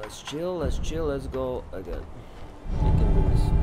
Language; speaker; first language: English; non-native, fluent; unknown